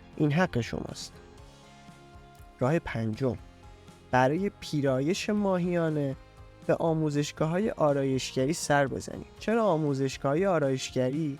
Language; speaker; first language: Persian; native; Persian